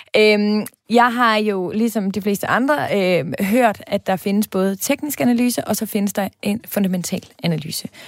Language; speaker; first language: Danish; native; Danish